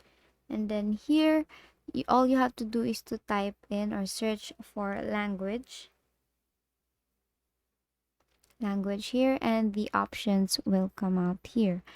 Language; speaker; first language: English; non-native, local second language; Filipino